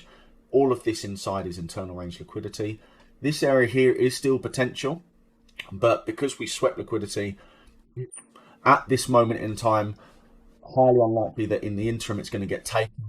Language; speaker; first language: English; native; English